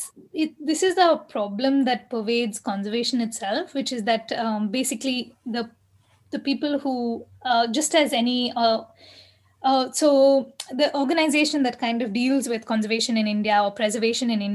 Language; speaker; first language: English; non-native, local second language; Kannada